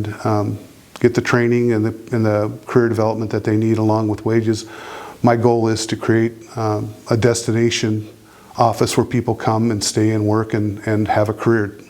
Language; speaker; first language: English; native; English